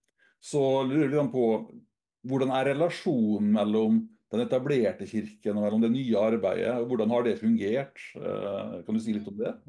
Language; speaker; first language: Norwegian; native; Norwegian